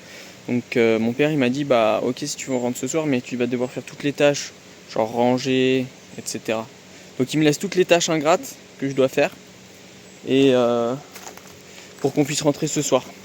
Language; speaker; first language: French; native; French